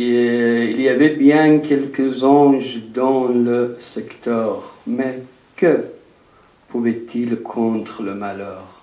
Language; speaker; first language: French; non-native, fluent; Persian